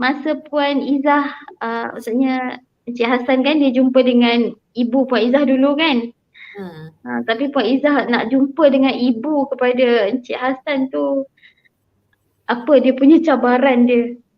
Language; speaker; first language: Malay; native; Malay